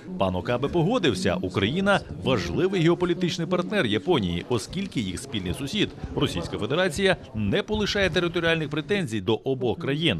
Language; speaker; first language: Ukrainian; native; Ukrainian